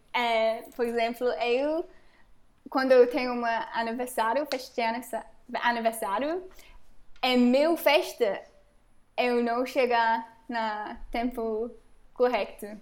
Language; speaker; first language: Portuguese; non-native, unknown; English